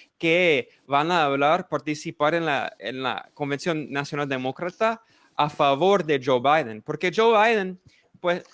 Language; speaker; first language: Spanish; non-native, fluent; English